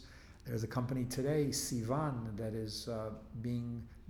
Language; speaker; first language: English; native; English